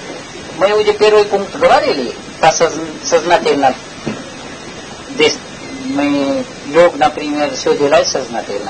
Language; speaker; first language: Russian; non-native, learner; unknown